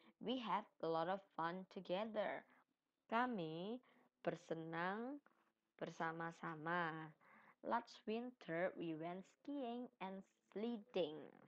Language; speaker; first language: English; non-native, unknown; Indonesian